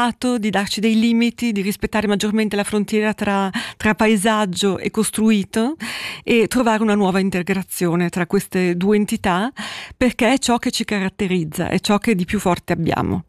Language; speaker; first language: Italian; native; Italian